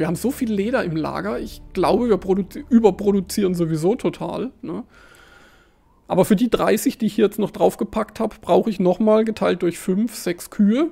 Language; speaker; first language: German; native; German